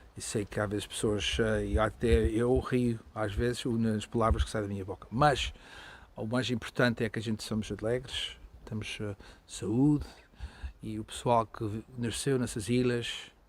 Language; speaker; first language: Portuguese; non-native, learner; English